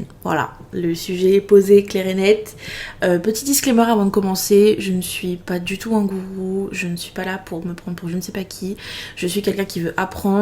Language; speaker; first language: French; native; French